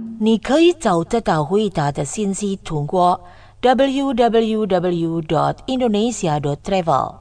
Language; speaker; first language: Chinese; non-native, learner; Indonesian